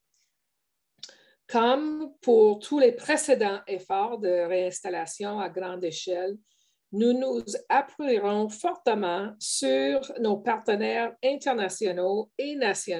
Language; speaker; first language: French; native; French